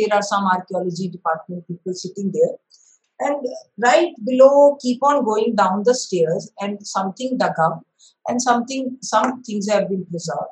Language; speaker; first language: English; non-native, local second language; Hindi